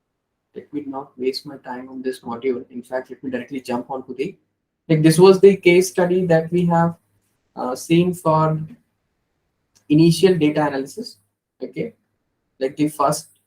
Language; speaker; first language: English; non-native, local second language; Hindi